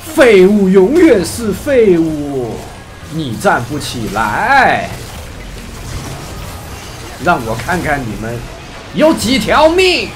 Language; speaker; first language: Chinese; native; Chinese